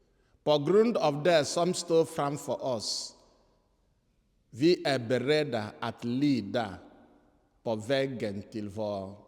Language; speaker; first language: Swedish; non-native, fluent; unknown